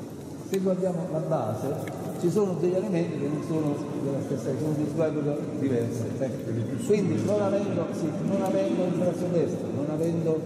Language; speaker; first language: Italian; native; Italian